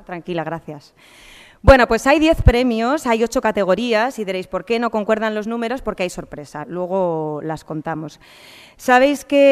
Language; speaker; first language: Spanish; native; Spanish